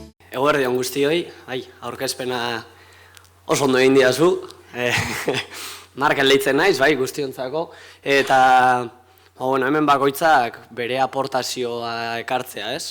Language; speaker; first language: Basque; native; Basque